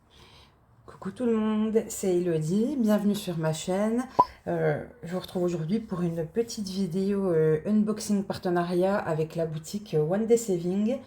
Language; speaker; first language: French; native; French